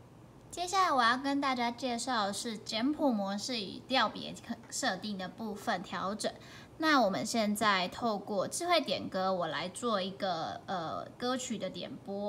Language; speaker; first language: Chinese; native; Chinese